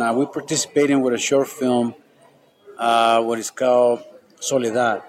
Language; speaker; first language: English; non-native, fluent; Spanish